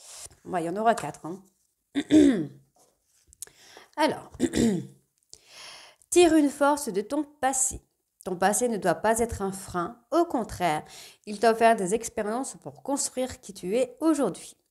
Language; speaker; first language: French; native; French